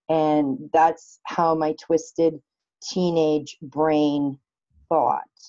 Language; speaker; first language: English; native; English